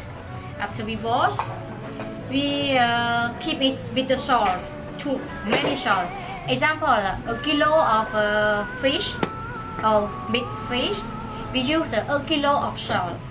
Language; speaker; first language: English; non-native, learner; Khmer